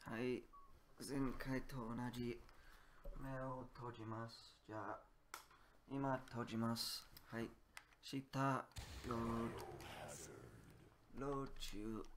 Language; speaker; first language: Japanese; non-native, learner; English